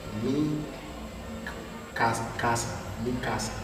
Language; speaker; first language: Spanish; non-native, learner; Haitian Creole